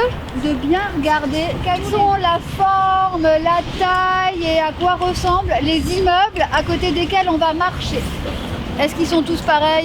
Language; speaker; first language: French; native; French